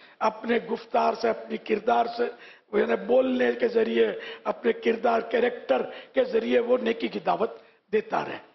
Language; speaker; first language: Urdu; native; Urdu